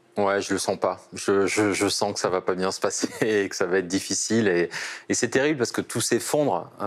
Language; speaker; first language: French; native; French